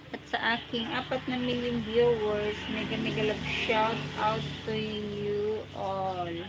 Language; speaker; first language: Filipino; non-native, local second language; Bikol